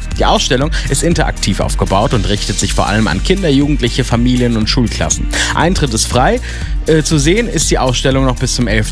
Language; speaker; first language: German; native; German